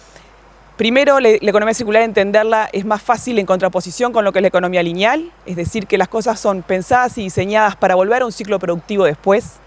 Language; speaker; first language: Spanish; native; Spanish